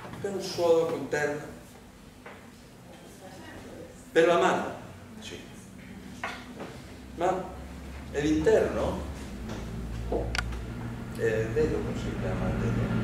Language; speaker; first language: Italian; non-native, learner; Spanish